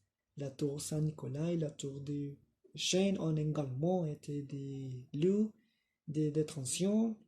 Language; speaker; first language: French; non-native, learner; Spanish